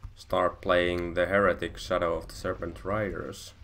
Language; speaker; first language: English; non-native, fluent; Finnish